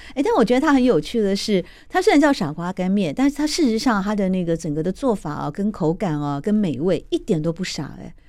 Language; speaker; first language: Chinese; native; Chinese